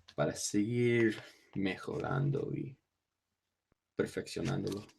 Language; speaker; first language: Spanish; non-native, learner; English